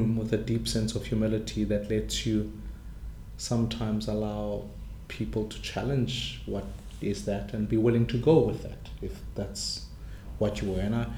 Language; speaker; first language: English; non-native, local second language; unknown